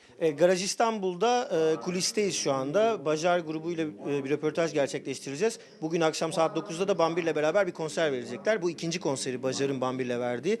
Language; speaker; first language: Turkish; native; Turkish